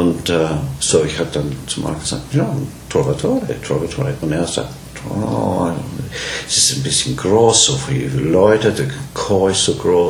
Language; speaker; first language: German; non-native, learner; English